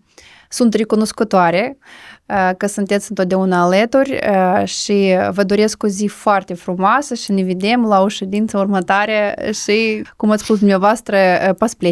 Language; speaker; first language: Romanian; non-native, local second language; Russian